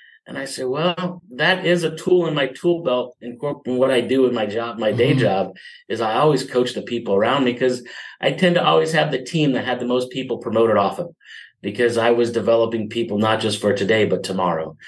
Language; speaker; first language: English; native; English